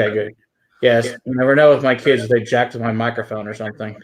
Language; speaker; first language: English; native; English